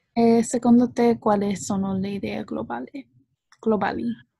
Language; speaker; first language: Italian; non-native, learner; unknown